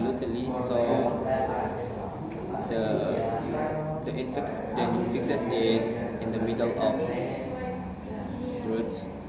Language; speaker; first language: English; non-native, learner; Indonesian